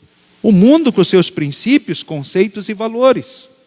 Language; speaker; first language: Portuguese; native; Portuguese